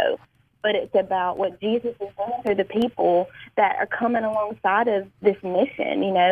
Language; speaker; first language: English; native; English